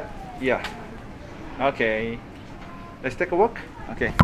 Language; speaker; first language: English; non-native, fluent; Korean